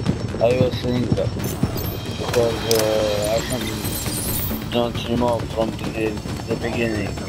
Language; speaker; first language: English; non-native, learner; Arabic